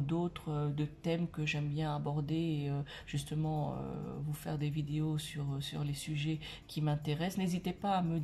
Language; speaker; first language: French; native; French